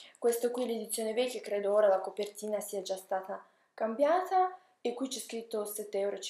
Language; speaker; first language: Italian; non-native, fluent; Russian